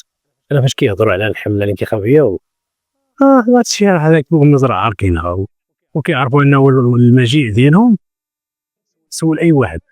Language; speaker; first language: Arabic; native; Arabic